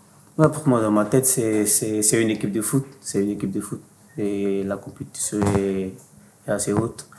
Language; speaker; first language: French; non-native, fluent; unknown